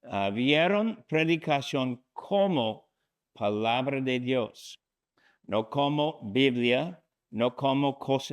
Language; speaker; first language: Spanish; non-native, fluent; English